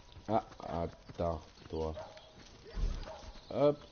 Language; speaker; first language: French; native; French